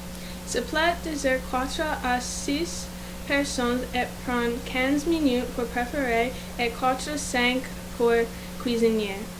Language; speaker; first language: French; non-native, learner; English